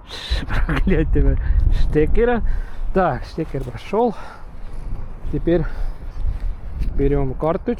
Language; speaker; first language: Russian; non-native, local second language; Estonian